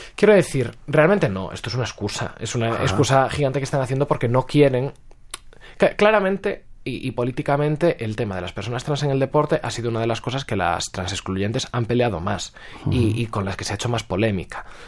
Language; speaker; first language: Spanish; native; Spanish